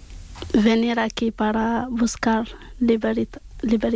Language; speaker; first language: Spanish; non-native, learner; Arabic